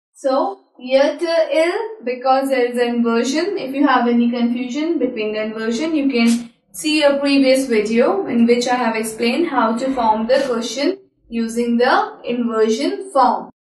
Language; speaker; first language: English; non-native, local second language; Hindi